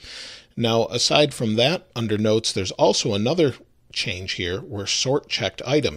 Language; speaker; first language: English; native; English